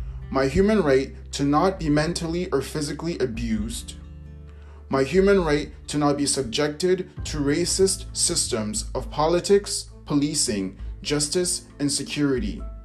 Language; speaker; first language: English; native; English